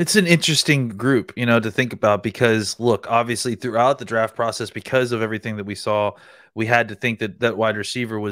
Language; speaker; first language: English; native; English